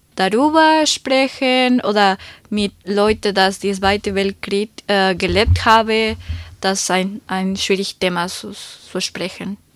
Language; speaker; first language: German; non-native, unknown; Spanish